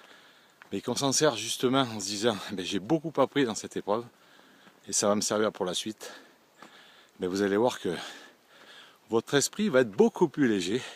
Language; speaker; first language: French; native; French